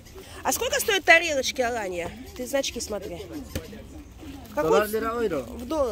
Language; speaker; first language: Russian; native; Russian